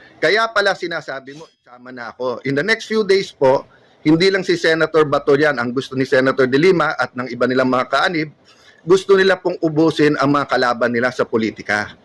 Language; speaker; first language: Filipino; native; Filipino